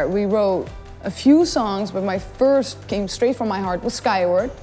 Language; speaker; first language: English; non-native, fluent; Dutch